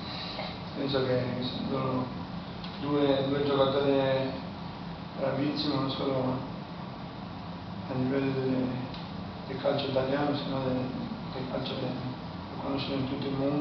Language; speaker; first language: Italian; non-native, fluent; Spanish